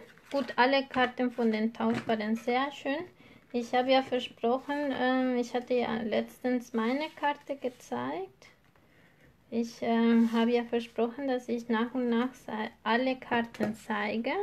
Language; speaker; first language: German; non-native, fluent; Spanish